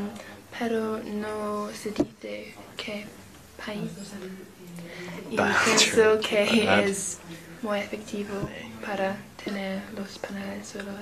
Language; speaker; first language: Spanish; non-native, learner; English